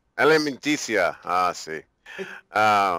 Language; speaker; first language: Spanish; non-native, learner; English